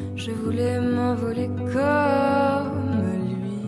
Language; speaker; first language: French; native; French